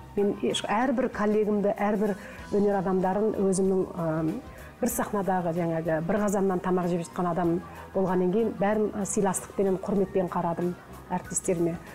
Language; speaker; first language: Kazakh; early bilingual, heritage; Kazakh